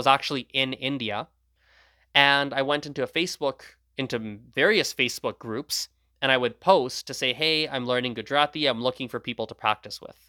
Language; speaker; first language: English; early bilingual, other home language; Gujarati